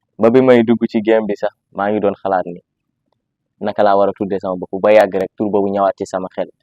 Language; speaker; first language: Wolof; non-native, local second language; Fula